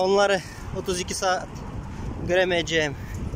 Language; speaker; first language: Turkish; non-native, learner; Russian